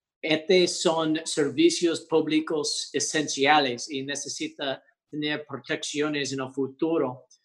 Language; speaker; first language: Spanish; early bilingual, heritage; English